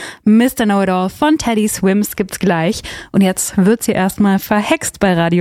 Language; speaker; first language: German; native; German